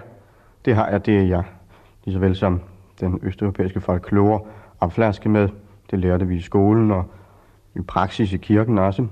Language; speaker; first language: Danish; early bilingual, other home language; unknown